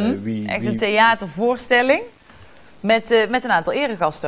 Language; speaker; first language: Dutch; native; Dutch